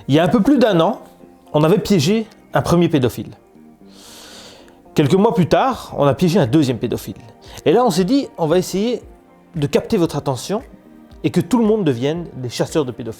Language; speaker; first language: French; native; French